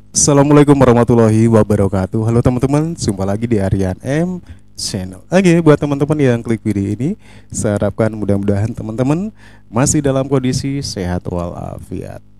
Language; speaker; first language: Indonesian; native; Indonesian